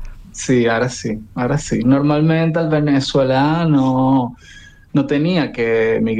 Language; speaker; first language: Catalan; non-native, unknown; Spanish